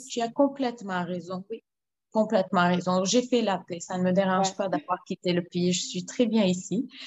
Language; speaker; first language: French; non-native, local second language; Arabic